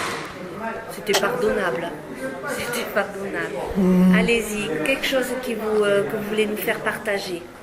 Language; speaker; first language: French; native; French